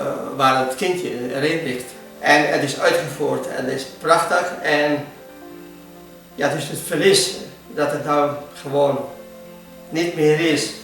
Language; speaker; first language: Dutch; non-native, fluent; Hungarian